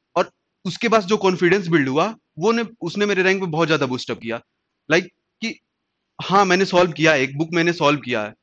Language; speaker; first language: Hindi; native; Hindi